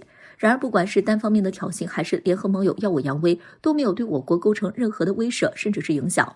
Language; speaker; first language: Chinese; native; Chinese